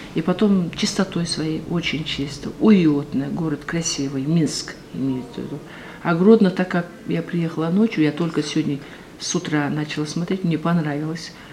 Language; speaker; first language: Russian; non-native, local second language; Kazakh